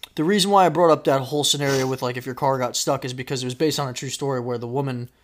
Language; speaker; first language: English; native; English